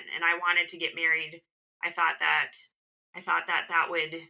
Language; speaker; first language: English; native; English